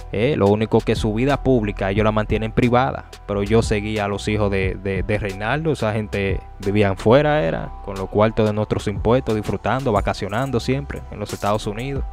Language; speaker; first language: Spanish; native; Spanish